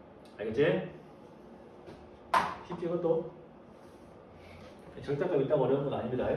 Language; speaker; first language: Korean; native; Korean